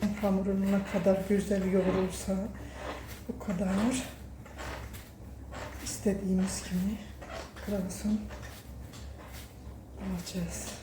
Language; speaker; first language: Turkish; early bilingual, heritage; Turkish